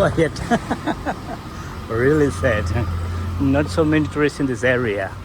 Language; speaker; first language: English; non-native, learner; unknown